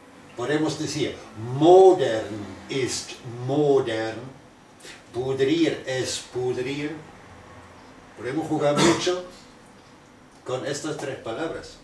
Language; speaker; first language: Spanish; non-native, fluent; German